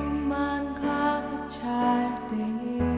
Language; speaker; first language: Korean; native; Korean